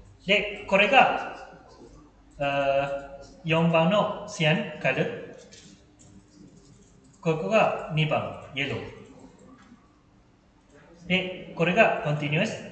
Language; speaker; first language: Japanese; non-native, fluent; Malay